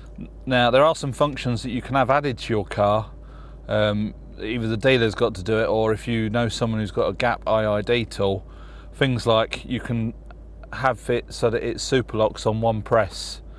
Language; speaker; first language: English; native; English